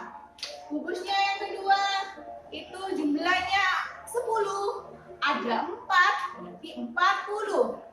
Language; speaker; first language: Indonesian; native; Indonesian